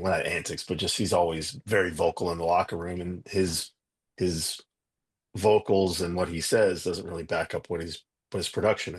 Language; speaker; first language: English; native; English